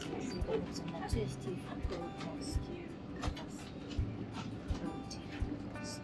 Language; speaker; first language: German; non-native, learner; Japanese